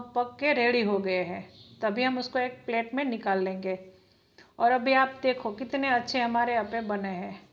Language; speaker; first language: Hindi; non-native, local second language; Gujarati